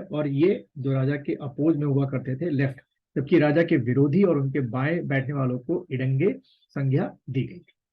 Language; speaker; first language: Hindi; native; Hindi